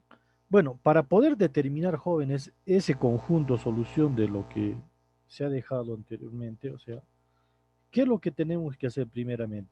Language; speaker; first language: Spanish; native; Spanish